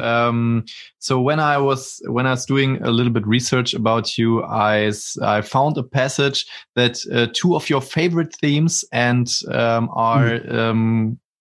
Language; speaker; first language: English; non-native, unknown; German